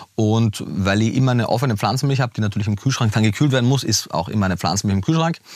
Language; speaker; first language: German; native; German